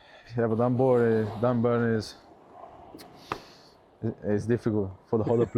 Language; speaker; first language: English; non-native, learner; Italian